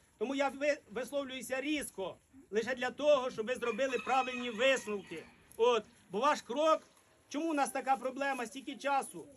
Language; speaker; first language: Ukrainian; native; Ukrainian